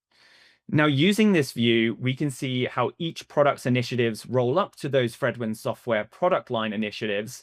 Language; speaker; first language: English; native; English